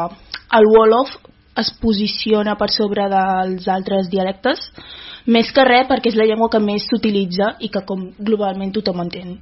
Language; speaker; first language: Catalan; early bilingual, other home language; Wolof